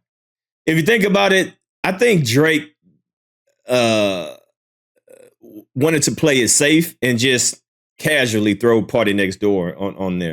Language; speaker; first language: English; native; English